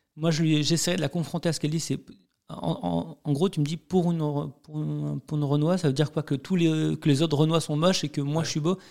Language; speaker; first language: French; native; French